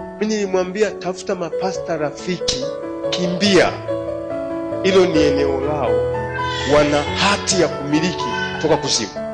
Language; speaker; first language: Swahili; native; Swahili